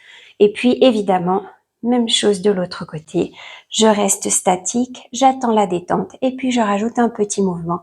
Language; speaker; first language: French; native; French